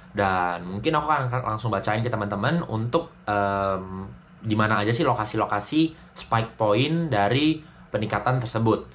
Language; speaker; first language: Indonesian; native; Indonesian